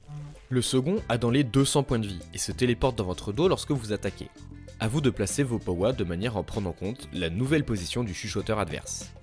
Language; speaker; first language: French; native; French